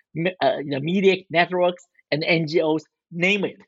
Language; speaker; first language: English; non-native, fluent; Chinese